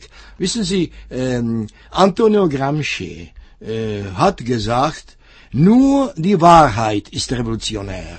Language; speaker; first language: German; non-native, fluent; Czech